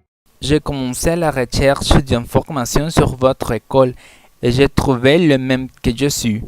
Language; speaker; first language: French; non-native, learner; Spanish